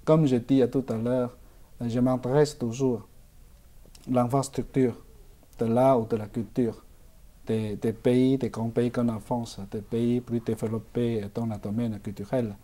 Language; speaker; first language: French; non-native, fluent; Chinese